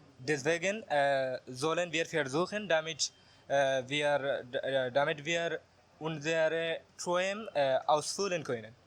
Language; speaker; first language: German; non-native, learner; Bangla